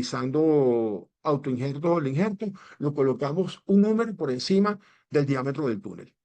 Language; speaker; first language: Spanish; native; Spanish